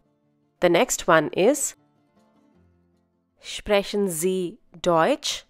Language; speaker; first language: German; non-native, fluent; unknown